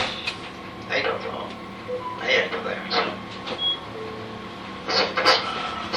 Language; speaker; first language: Japanese; native; Japanese